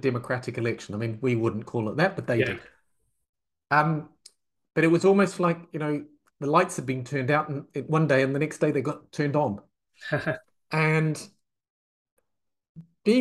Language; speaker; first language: English; native; English